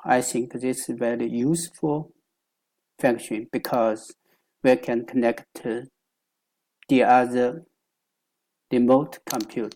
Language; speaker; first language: English; non-native, learner; Chinese